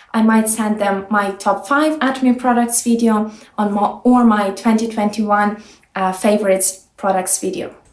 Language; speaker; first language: English; non-native, fluent; Ukrainian